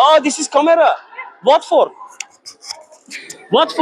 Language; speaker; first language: English; non-native, learner; Turkish